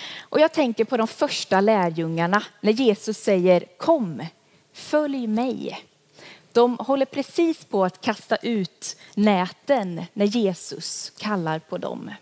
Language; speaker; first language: Swedish; native; Swedish